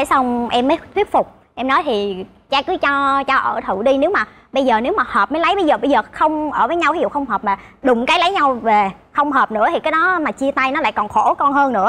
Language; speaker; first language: Vietnamese; native; Vietnamese